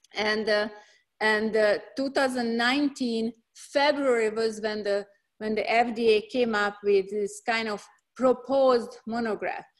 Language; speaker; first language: English; non-native, fluent; Hungarian